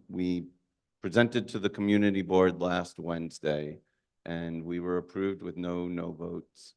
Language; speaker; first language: English; native; English